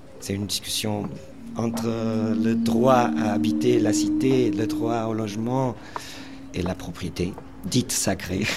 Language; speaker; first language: French; non-native, fluent; Portuguese